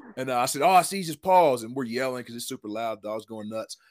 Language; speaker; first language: English; native; English